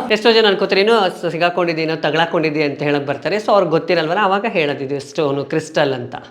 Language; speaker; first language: Kannada; native; Kannada